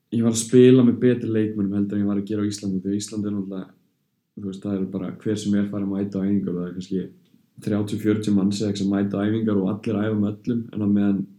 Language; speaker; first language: Icelandic; early bilingual, heritage; Icelandic